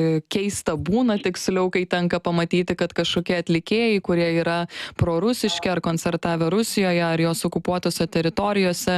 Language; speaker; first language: Lithuanian; native; Lithuanian